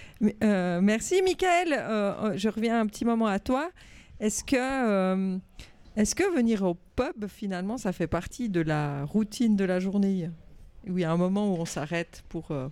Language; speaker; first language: French; native; French